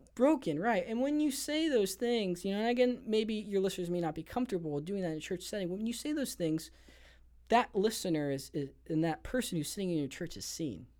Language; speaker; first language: English; native; English